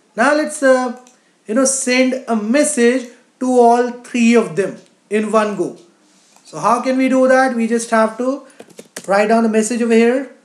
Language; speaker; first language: English; non-native, local second language; Hindi